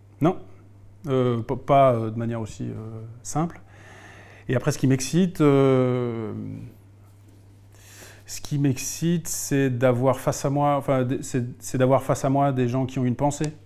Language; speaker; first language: French; native; French